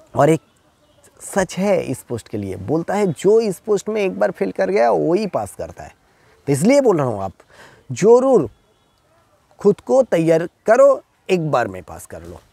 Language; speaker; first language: Hindi; non-native, local second language; Bangla